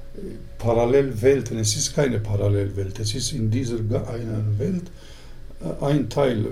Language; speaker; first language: German; early bilingual, other home language; Turkish